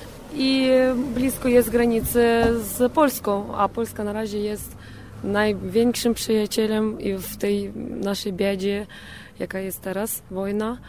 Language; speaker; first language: Polish; non-native, local second language; Ukrainian